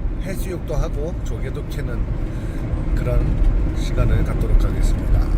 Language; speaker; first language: Korean; native; Korean